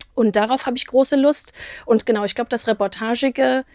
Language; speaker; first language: German; native; German